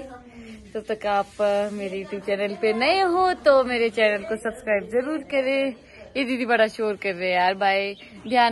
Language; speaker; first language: Hindi; native; Hindi